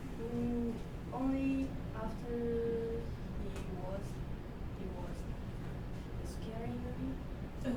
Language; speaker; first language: English; non-native, learner; Japanese